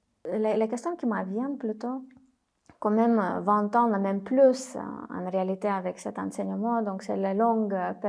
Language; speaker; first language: French; non-native, fluent; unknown